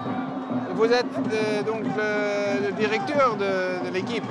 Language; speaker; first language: French; non-native, fluent; Dutch